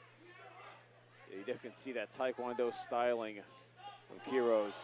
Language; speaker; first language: English; native; English